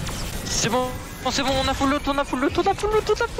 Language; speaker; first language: French; native; French